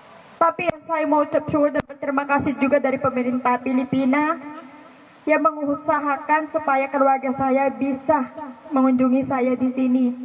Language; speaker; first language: Indonesian; non-native, fluent; Filipino